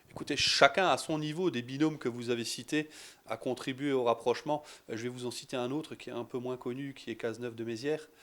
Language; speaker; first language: French; native; French